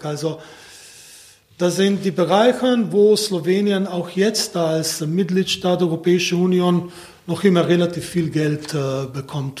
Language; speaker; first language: German; non-native, fluent; Slovenian